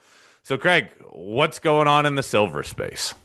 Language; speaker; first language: English; native; English